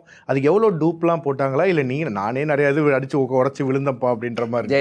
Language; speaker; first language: Tamil; native; Tamil